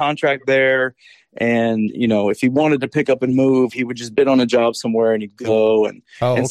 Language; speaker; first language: English; native; English